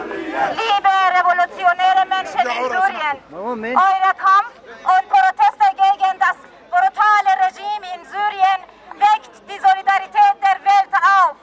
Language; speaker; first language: German; non-native, learner; Persian